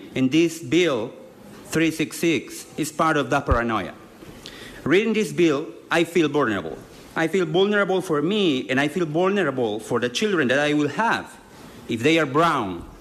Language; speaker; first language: English; non-native, fluent; Spanish